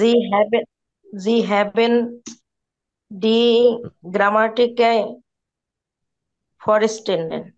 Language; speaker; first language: German; non-native, learner; Bangla